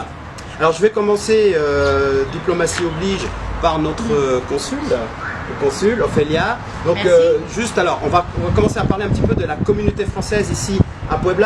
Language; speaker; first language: French; native; French